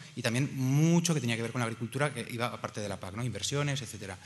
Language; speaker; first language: Spanish; native; Spanish